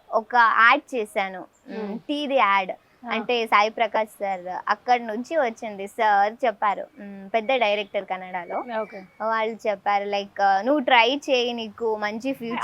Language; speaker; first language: Telugu; non-native, learner; Kannada